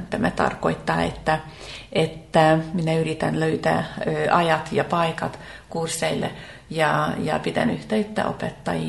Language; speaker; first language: Finnish; non-native, fluent; Hungarian